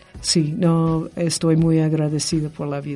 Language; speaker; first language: Spanish; non-native, fluent; English